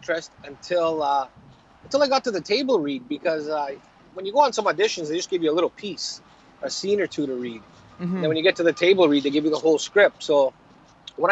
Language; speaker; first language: English; native; English